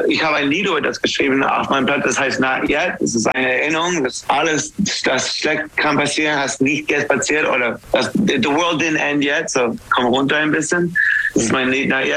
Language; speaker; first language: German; non-native, learner; English